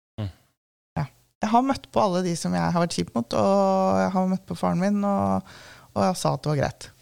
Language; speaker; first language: Norwegian; native; Norwegian